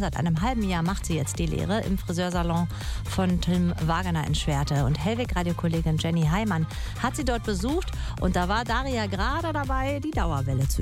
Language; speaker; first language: German; native; German